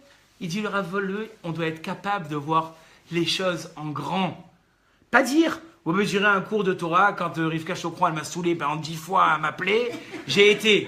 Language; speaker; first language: French; native; French